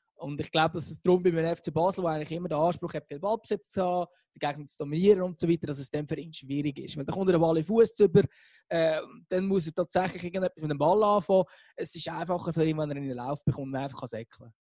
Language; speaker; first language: German; native; German